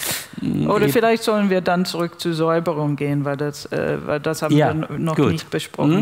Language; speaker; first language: German; non-native, fluent; English